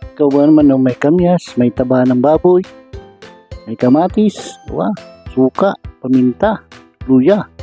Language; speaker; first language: Filipino; non-native, local second language; Bikol